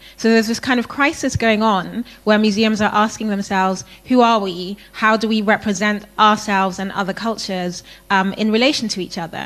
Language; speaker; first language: English; non-native, local second language; Akan